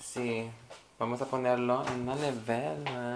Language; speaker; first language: Spanish; non-native, learner; Filipino